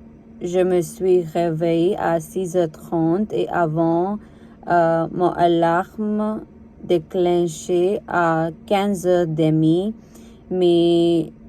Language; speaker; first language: French; non-native, learner; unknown